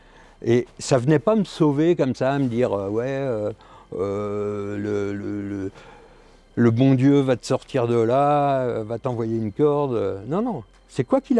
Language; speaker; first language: French; native; French